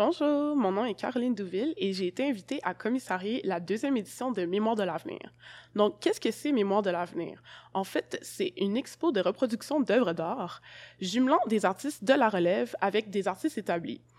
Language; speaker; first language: French; native; French